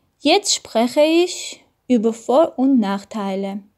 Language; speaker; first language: German; non-native, learner; Armenian